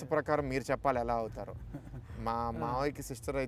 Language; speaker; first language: Telugu; native; Telugu